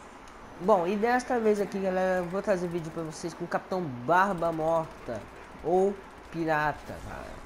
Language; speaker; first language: Portuguese; native; Portuguese